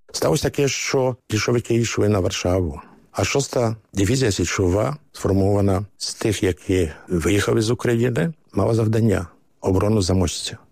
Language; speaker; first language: Ukrainian; early bilingual, heritage; Ukrainian